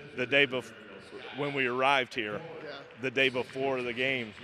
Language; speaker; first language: English; native; English